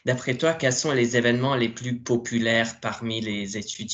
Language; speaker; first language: French; non-native, fluent; Hungarian